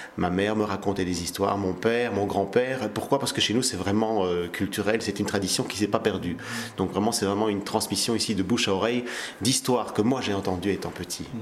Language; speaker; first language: French; early bilingual, other home language; Kabyle